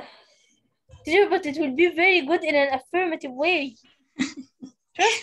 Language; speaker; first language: English; non-native, fluent; Arabic